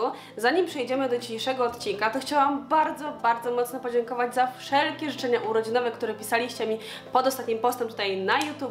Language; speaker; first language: Polish; native; Polish